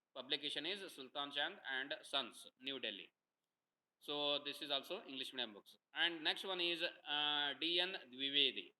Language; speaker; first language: English; non-native, local second language; Kannada